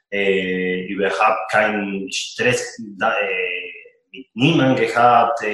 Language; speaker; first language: German; non-native, fluent; Spanish